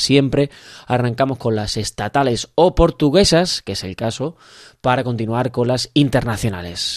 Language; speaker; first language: Spanish; native; Spanish